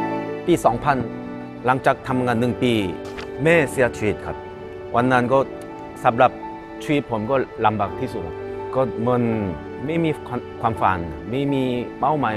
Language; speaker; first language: Thai; non-native, fluent; Korean